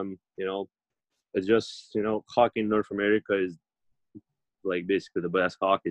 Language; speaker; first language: English; non-native, fluent; Russian